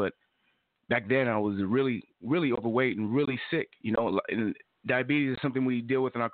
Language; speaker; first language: English; native; English